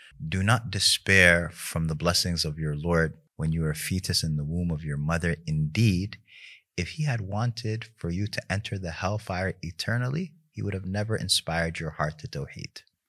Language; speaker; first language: English; native; English